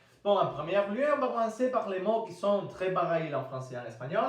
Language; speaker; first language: French; non-native, fluent; Spanish